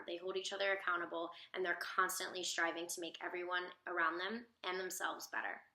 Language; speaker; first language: English; native; English